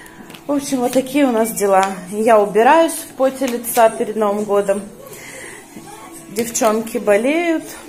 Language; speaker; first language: Russian; native; Russian